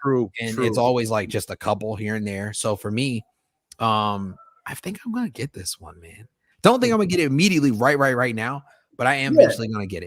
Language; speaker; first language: English; native; English